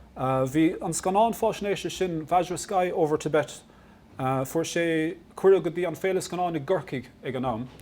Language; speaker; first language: Irish; non-native, local second language; English